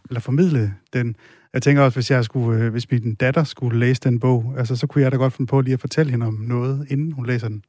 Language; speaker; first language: Danish; native; Danish